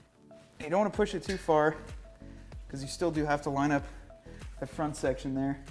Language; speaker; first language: English; native; English